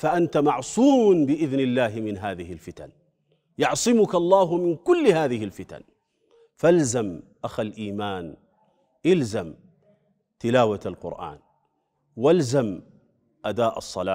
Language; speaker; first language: Arabic; native; Arabic